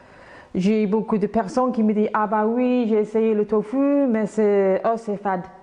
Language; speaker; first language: French; non-native, fluent; English